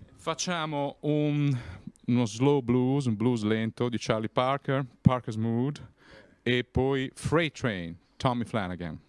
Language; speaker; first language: Italian; native; Italian